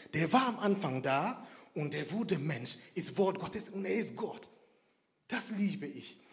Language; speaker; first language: German; non-native, fluent; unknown